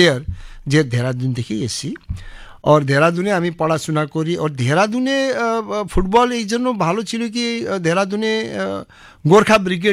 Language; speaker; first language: Bangla; non-native, local second language; Nepali